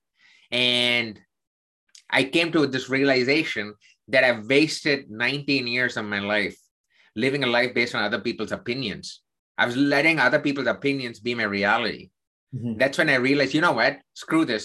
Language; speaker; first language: English; non-native, local second language; Tamil